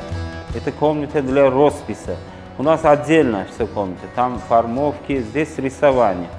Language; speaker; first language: Russian; non-native, learner; Uzbek